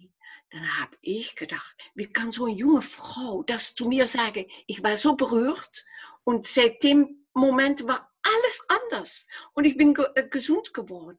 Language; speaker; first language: German; non-native, fluent; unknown